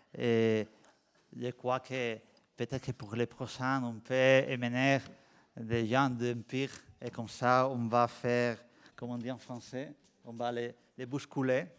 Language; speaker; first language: French; non-native, learner; Spanish